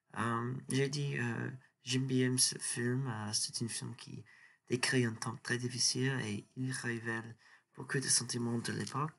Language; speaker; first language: French; non-native, learner; English